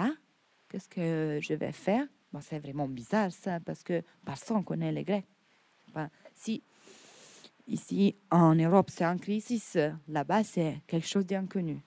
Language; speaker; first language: French; non-native, fluent; Italian